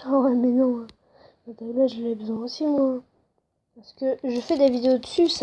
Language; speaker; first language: French; native; French